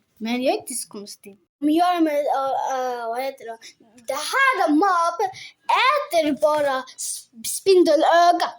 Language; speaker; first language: Swedish; non-native, local second language; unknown